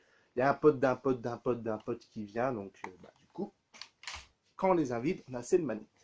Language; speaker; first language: French; native; French